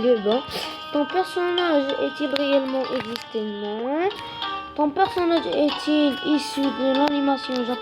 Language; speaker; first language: French; non-native, local second language; Arabic